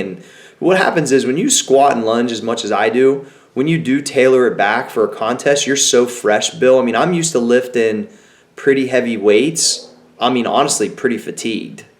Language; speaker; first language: English; native; English